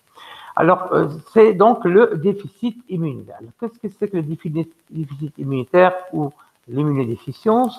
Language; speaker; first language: French; non-native, local second language; Arabic